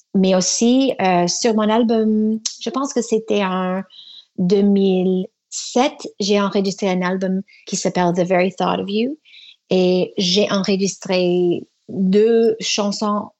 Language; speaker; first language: French; non-native, learner; English